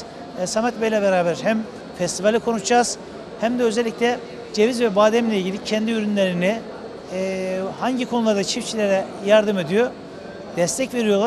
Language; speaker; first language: Turkish; native; Turkish